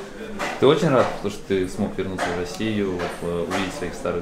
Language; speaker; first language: Russian; native; Russian